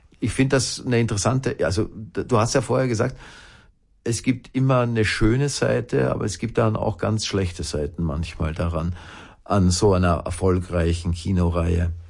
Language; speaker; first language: German; native; German